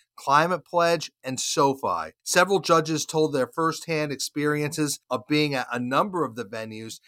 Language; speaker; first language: English; native; English